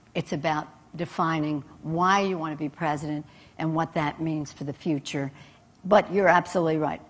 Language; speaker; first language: English; native; English